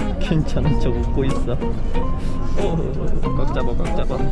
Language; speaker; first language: Korean; native; Korean